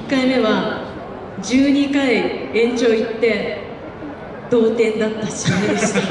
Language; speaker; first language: Japanese; native; Japanese